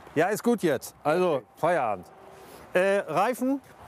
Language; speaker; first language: German; native; German